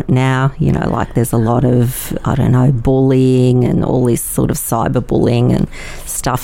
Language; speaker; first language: English; non-native, local second language; Yiddish